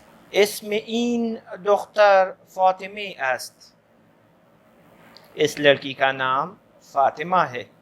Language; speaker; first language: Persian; non-native, fluent; Urdu